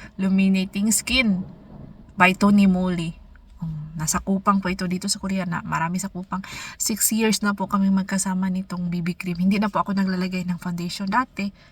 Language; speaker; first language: Filipino; non-native, local second language; Cebuano